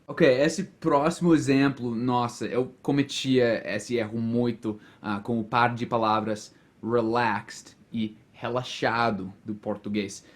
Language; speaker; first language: Portuguese; non-native, fluent; English